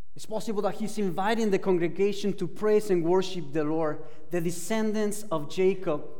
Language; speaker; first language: English; non-native, fluent; Spanish